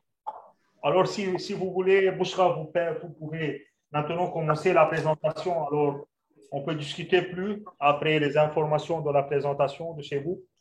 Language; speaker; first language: French; non-native, local second language; Arabic